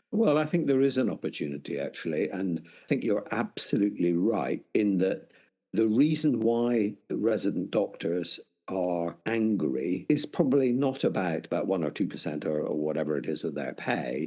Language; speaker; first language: English; native; English